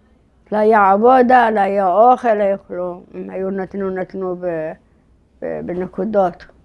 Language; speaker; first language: Hebrew; early bilingual, other home language; Arabic